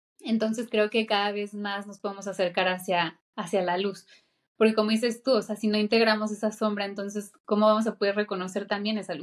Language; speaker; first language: Spanish; native; Spanish